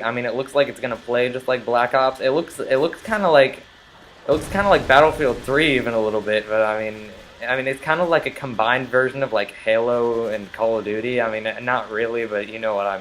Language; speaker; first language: English; native; English